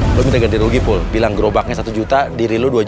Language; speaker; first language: Indonesian; native; Indonesian